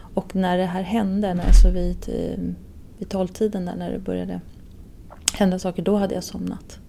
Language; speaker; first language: Swedish; native; Swedish